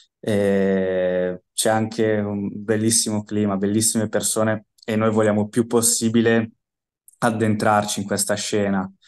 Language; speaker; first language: Italian; native; Italian